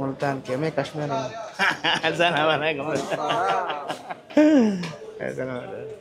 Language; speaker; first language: Hindi; non-native, learner; Filipino